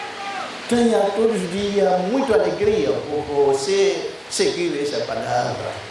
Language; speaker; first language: Portuguese; non-native, learner; Lingala